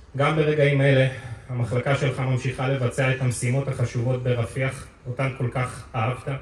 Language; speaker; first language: Hebrew; native; Hebrew